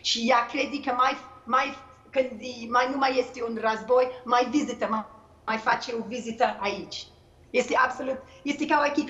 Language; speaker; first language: Romanian; non-native, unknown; English